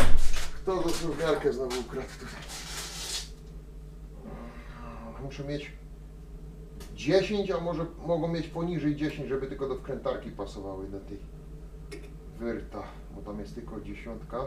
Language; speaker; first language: Polish; native; Polish